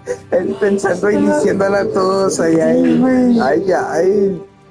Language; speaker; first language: Spanish; native; Spanish